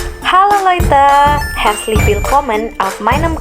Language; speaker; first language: German; non-native, fluent; Indonesian